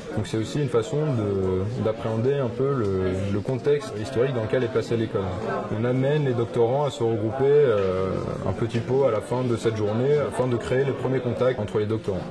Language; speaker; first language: French; native; French